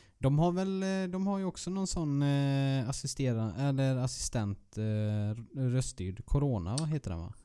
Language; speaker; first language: Swedish; native; Swedish